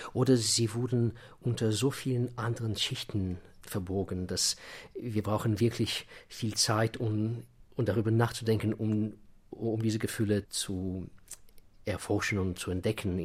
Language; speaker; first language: German; non-native, fluent; Russian